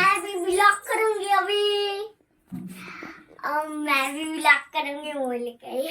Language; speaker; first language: Hindi; non-native, local second language; Bangla